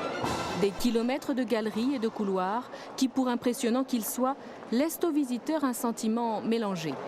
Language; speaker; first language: French; native; French